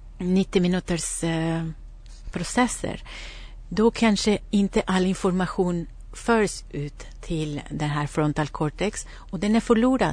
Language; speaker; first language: Swedish; non-native, fluent; Spanish